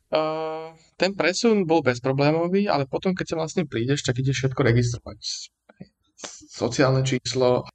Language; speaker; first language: Slovak; native; Slovak